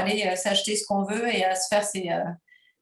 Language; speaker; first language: French; native; French